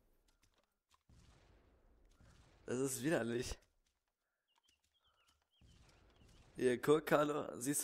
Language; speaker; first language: German; native; German